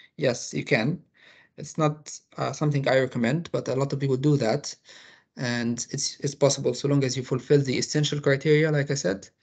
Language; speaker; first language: English; non-native, fluent; Arabic